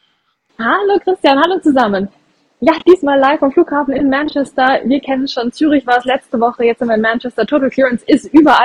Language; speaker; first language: German; native; German